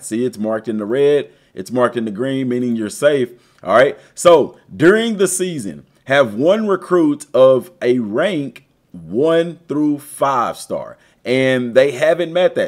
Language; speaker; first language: English; native; English